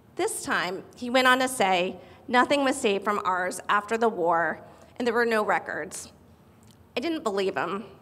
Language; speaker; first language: English; native; English